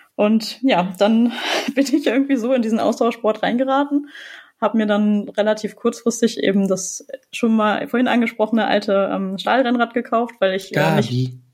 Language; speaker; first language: German; native; German